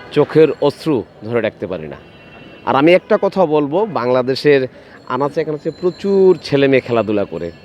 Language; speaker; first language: Bangla; native; Bangla